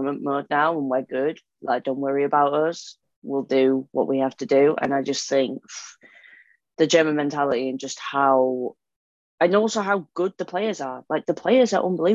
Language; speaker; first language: English; native; English